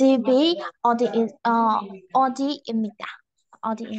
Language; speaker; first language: Korean; non-native, learner; Burmese